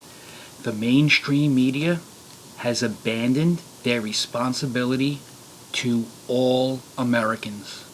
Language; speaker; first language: English; native; English